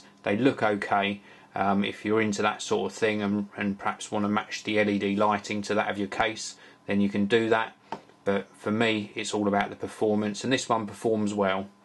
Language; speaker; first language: English; native; English